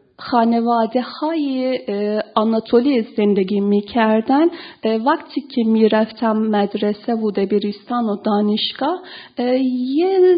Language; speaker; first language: Persian; non-native, fluent; Turkish